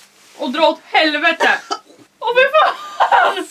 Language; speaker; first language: Swedish; native; Swedish